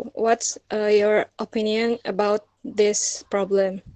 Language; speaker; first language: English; non-native, local second language; Indonesian